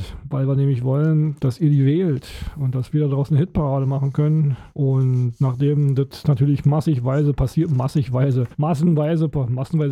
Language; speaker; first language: German; native; German